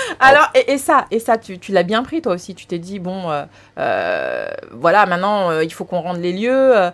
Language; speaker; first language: French; early bilingual, other home language; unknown